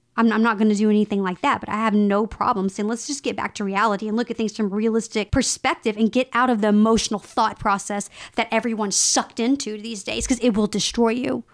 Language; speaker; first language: English; native; English